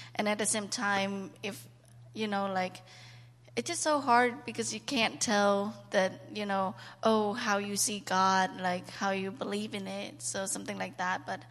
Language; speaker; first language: English; non-native, learner; Khmer